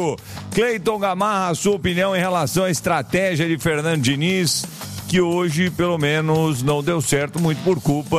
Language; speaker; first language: Portuguese; native; Portuguese